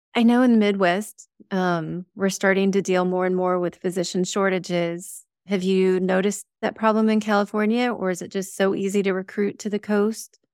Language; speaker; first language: English; native; English